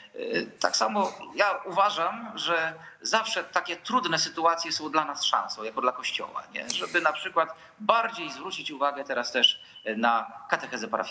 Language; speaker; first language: Polish; native; Polish